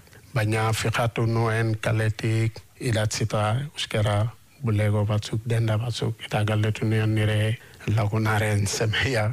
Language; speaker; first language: Basque; non-native, fluent; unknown